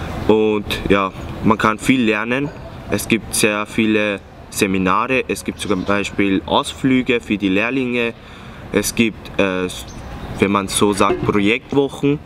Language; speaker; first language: German; non-native, fluent; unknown